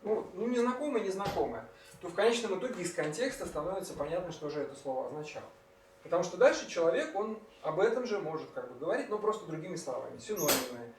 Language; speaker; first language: Russian; native; Russian